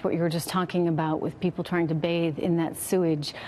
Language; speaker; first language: English; native; English